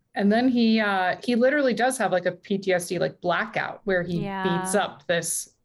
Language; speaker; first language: English; native; English